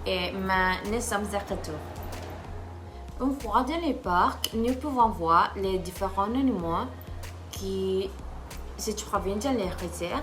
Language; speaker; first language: French; non-native, learner; Spanish